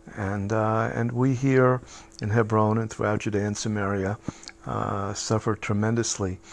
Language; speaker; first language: English; native; English